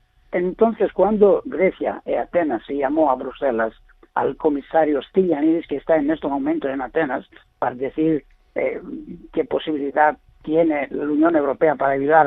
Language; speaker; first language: Spanish; non-native, learner; Greek